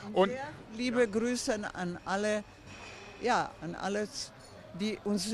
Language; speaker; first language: German; non-native, fluent; Croatian